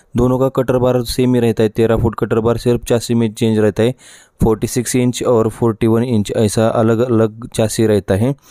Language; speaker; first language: Hindi; non-native, local second language; Marathi